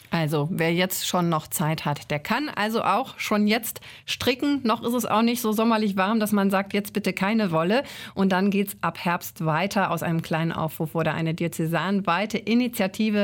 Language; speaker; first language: German; native; German